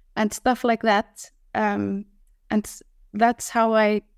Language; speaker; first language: English; non-native, fluent; Icelandic